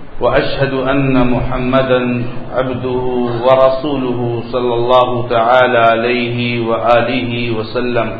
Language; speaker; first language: Urdu; native; Urdu